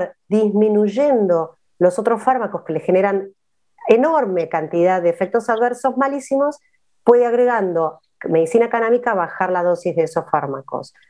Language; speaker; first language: Spanish; native; Spanish